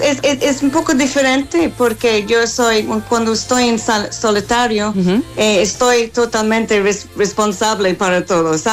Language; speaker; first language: Spanish; non-native, fluent; English